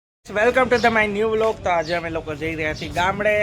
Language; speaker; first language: Hindi; non-native, local second language; Gujarati